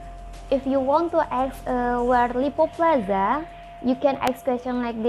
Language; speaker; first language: English; non-native, learner; Indonesian